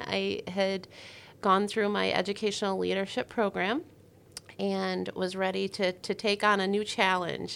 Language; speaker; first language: English; native; English